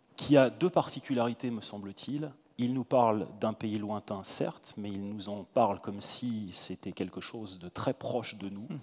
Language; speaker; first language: French; native; French